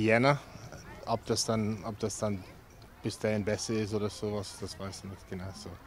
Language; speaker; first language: German; non-native, fluent; English